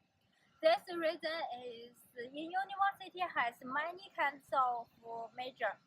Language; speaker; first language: English; non-native, learner; Chinese